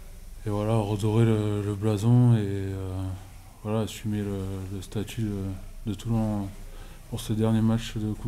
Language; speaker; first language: French; native; French